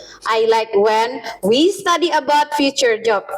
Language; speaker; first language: English; non-native, learner; Indonesian